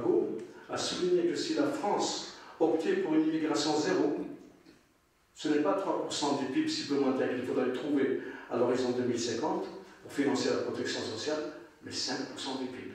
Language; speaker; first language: French; non-native, local second language; Arabic